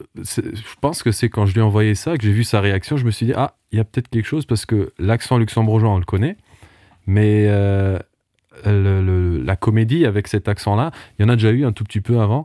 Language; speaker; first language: French; non-native, local second language; Portuguese